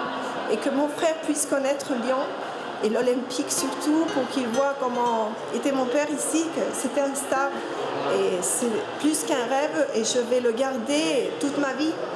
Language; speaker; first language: French; non-native, fluent; Spanish